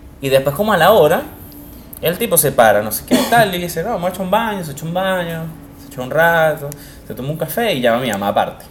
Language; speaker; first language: Spanish; native; Spanish